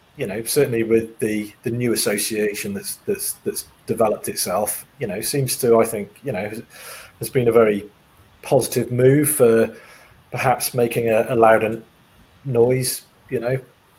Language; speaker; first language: English; native; English